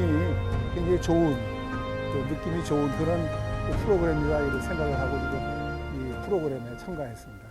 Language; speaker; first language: Korean; native; Korean